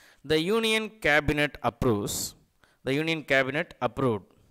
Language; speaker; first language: English; non-native, local second language; Tamil